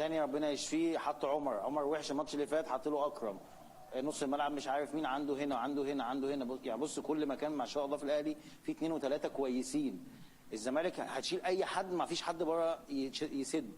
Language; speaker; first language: Arabic; native; Arabic